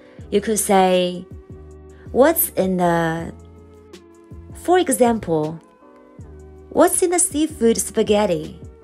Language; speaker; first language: English; non-native, fluent; Chinese